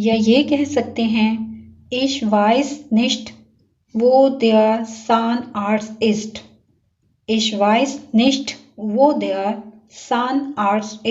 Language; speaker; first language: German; non-native, learner; Urdu